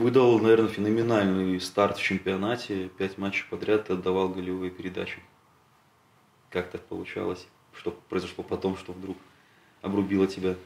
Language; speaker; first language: Russian; native; Russian